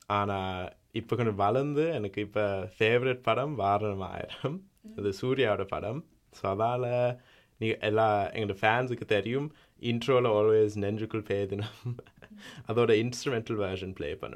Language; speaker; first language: Tamil; early bilingual, heritage; Tamil